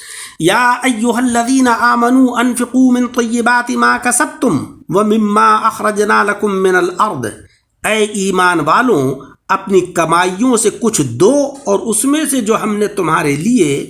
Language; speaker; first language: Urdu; native; Urdu